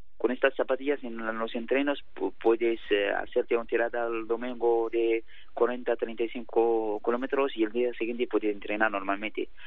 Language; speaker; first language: Spanish; non-native, fluent; Arabic